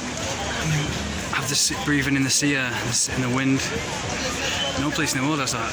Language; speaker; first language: English; native; English